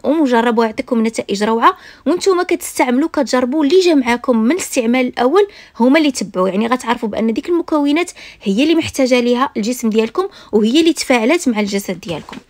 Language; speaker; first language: Arabic; native; Arabic